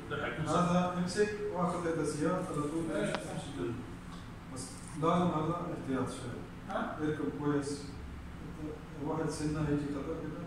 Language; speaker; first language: Arabic; non-native, learner; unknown